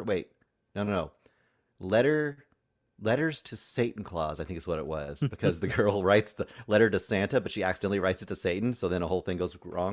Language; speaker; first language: English; native; English